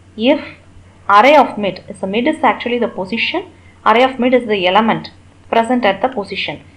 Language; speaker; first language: English; non-native, local second language; Tamil